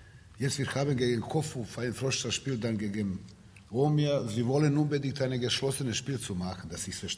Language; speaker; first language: German; non-native, learner; Serbian